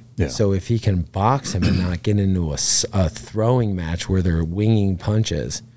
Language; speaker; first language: English; native; English